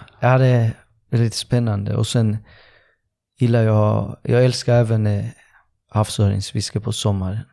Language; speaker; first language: Swedish; early bilingual, other home language; Persian